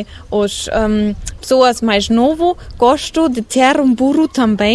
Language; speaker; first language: Portuguese; non-native, learner; German